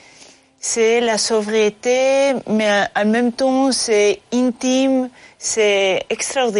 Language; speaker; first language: French; non-native, fluent; Spanish